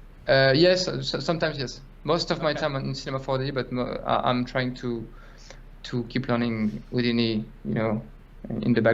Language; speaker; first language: English; non-native, fluent; French